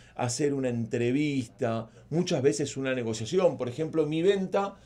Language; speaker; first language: Spanish; native; Spanish